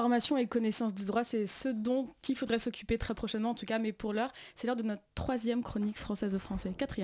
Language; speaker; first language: French; native; French